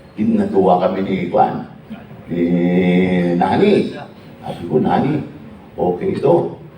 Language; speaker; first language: Filipino; non-native, local second language; Iloko